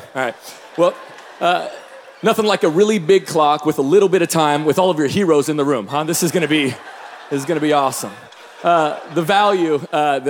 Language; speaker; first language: English; native; English